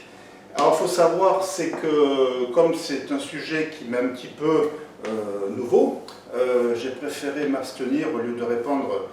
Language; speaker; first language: French; native; French